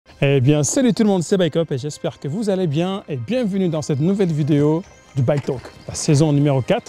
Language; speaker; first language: French; native; French